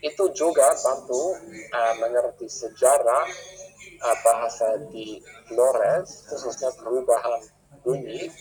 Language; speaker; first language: Indonesian; non-native, fluent; English